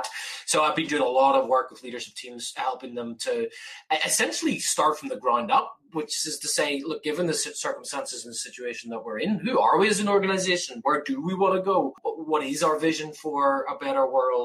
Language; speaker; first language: English; native; English